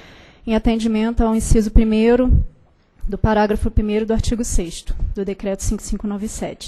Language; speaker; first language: Portuguese; native; Portuguese